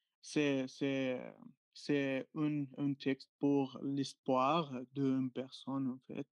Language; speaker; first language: French; non-native, fluent; Arabic